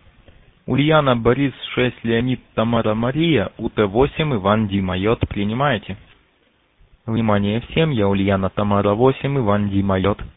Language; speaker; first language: Russian; native; Russian